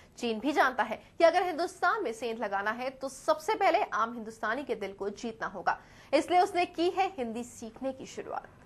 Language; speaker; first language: Hindi; native; Hindi